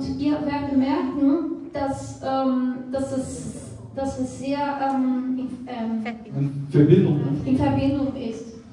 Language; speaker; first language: German; non-native, fluent; Portuguese